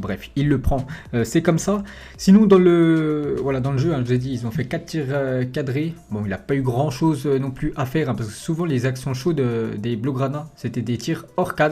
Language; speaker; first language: French; native; French